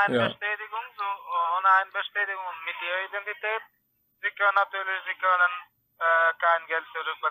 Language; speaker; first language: German; non-native, fluent; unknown